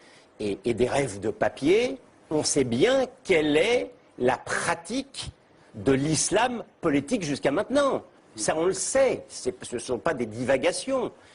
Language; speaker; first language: French; native; French